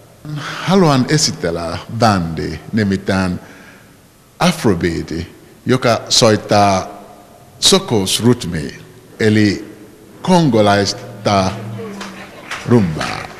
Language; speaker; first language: Finnish; non-native, fluent; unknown